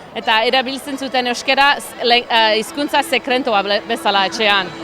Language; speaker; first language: Basque; non-native, learner; English